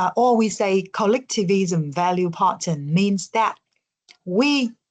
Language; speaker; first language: English; non-native, fluent; Vietnamese